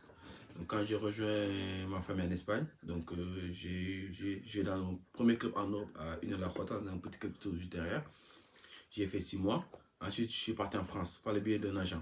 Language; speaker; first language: French; non-native, local second language; Wolof